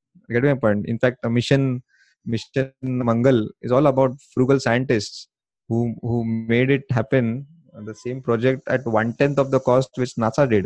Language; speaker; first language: English; non-native, local second language; Marathi